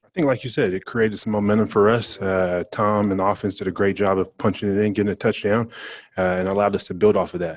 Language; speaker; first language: English; native; English